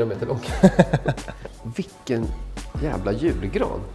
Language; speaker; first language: Swedish; native; Swedish